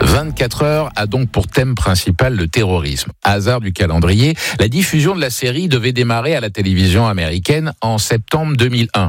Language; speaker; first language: French; native; French